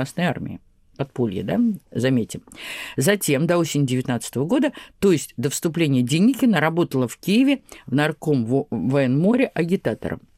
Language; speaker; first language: Russian; native; Russian